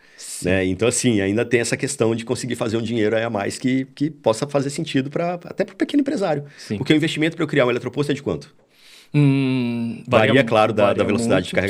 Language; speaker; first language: Portuguese; native; Portuguese